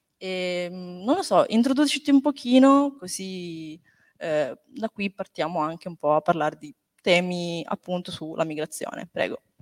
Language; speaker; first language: Italian; early bilingual, other home language; Chinese